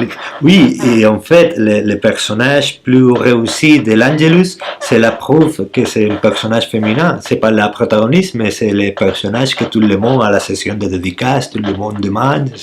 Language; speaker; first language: French; non-native, learner; Spanish